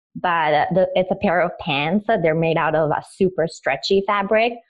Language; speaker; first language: English; early bilingual, other home language; Italian